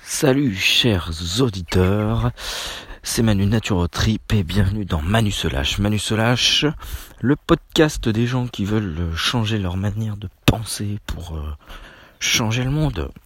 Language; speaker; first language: French; native; French